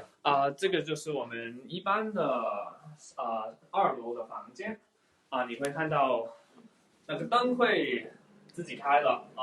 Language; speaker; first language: Chinese; early bilingual, heritage; Chinese